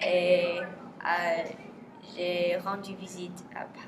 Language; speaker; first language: French; non-native, learner; English